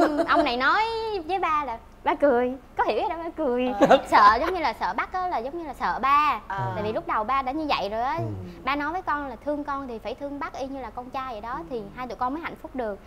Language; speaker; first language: Vietnamese; native; Vietnamese